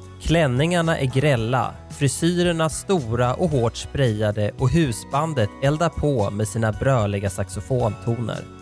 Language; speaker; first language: Swedish; native; Swedish